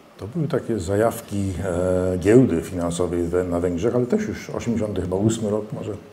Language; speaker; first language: Polish; early bilingual, heritage; Polish